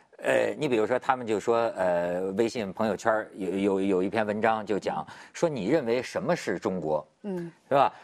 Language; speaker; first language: Chinese; native; Chinese